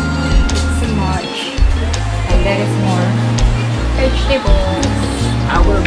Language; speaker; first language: English; non-native, learner; Indonesian